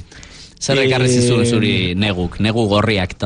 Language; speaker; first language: Basque; native; Basque